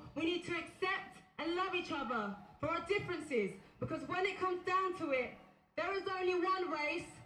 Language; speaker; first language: English; native; English